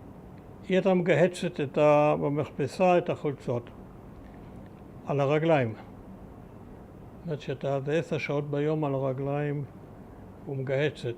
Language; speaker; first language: Hebrew; early bilingual, other home language; German